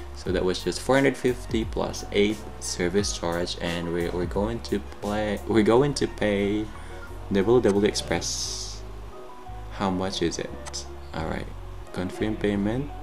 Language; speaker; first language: English; non-native, local second language; Pampanga